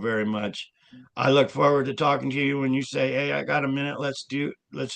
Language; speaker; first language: English; native; English